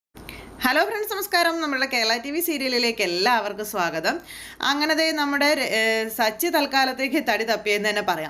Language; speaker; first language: Malayalam; native; Malayalam